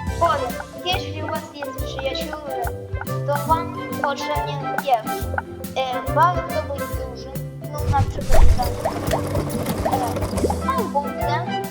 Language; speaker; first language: Polish; non-native, learner; Ukrainian